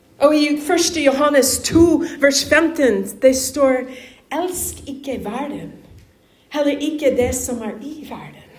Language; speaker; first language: Norwegian; non-native, fluent; English